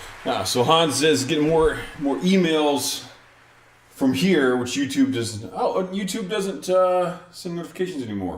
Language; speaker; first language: English; native; English